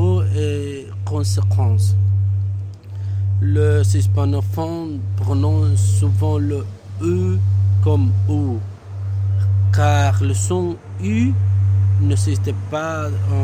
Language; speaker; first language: French; non-native, learner; Spanish